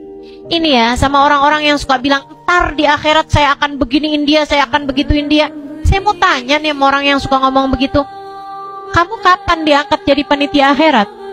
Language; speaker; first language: Indonesian; native; Indonesian